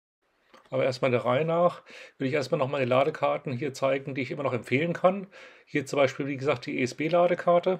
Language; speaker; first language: German; native; German